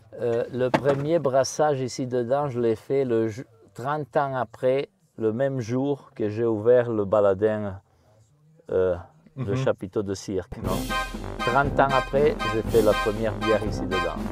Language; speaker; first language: French; non-native, fluent; Italian